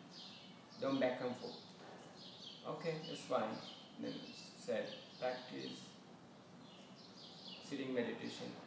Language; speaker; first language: English; non-native, fluent; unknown